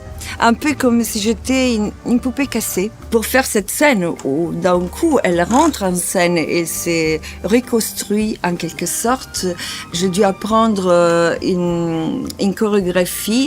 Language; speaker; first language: French; non-native, fluent; Italian